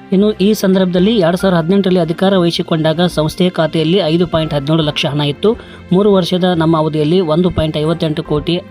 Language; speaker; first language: Kannada; native; Kannada